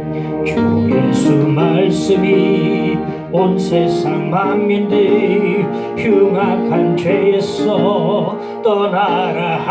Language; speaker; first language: Korean; native; Korean